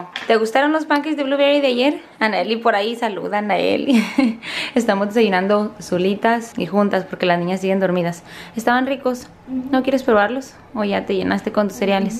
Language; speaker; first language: Spanish; native; Spanish